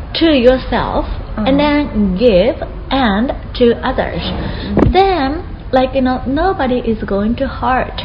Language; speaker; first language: English; non-native, fluent; Japanese